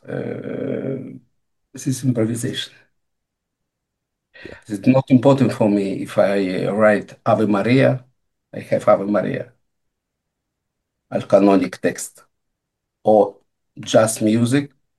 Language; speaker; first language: English; non-native, learner; Russian